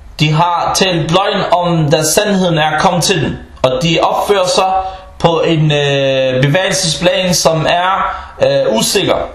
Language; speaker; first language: Danish; early bilingual, other home language; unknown